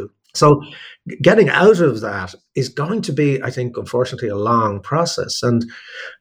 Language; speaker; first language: English; native; English